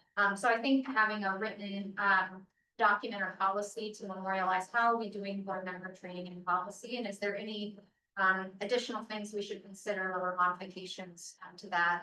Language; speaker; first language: English; native; English